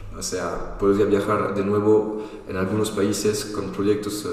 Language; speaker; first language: Spanish; non-native, fluent; French